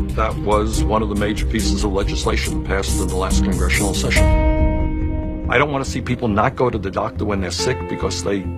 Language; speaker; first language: English; native; English